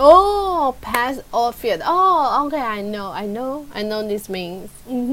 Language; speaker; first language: English; non-native, learner; Chinese